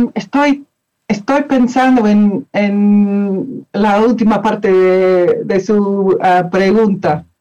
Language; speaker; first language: Spanish; non-native, fluent; English